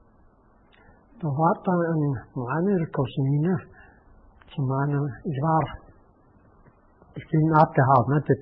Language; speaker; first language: German; native; German